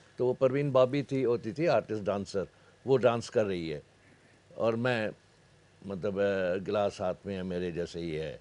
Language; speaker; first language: Urdu; native; Urdu